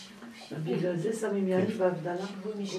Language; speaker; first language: Hebrew; non-native, learner; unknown